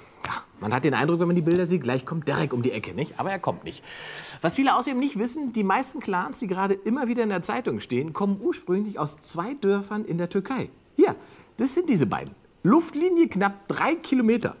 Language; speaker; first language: German; native; German